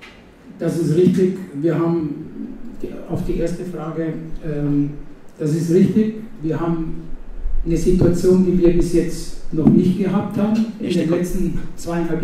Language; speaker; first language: German; non-native, fluent; Italian